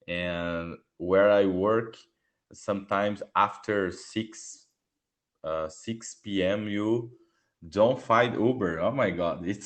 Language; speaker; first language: English; non-native, learner; Portuguese